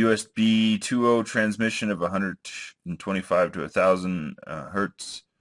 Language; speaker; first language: English; native; English